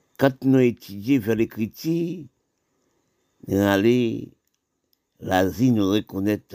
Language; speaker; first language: French; non-native, local second language; Haitian Creole